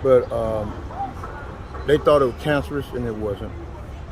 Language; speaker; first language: English; native; English